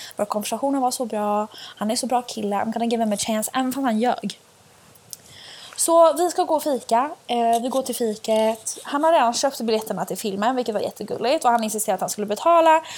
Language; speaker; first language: Swedish; early bilingual, other home language; Albanian